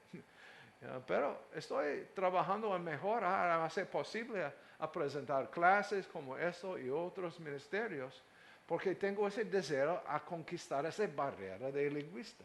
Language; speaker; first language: Spanish; non-native, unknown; English